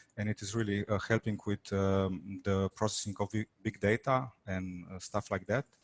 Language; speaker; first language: English; non-native, fluent; Slovenian